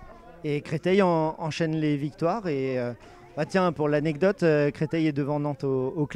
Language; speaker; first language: French; native; French